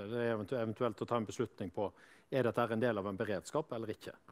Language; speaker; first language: Norwegian; native; Norwegian